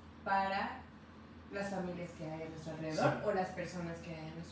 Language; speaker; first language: Spanish; native; Spanish